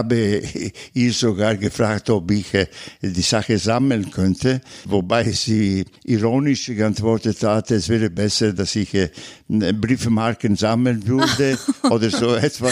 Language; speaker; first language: German; non-native, fluent; Italian